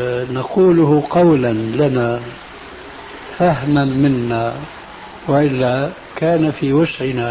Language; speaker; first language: Arabic; native; Arabic